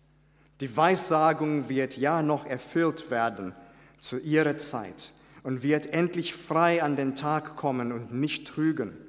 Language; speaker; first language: German; non-native, fluent; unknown